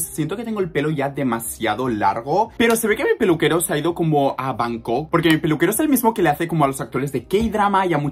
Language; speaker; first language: Spanish; native; Spanish